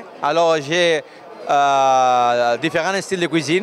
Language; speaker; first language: French; non-native, learner; Spanish